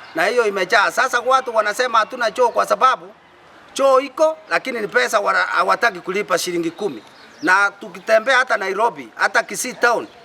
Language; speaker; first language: Swahili; non-native, local second language; Gusii